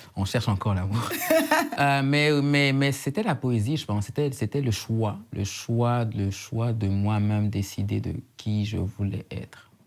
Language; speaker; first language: French; native; French